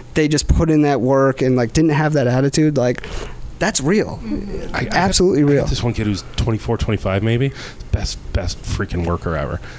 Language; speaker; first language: English; native; English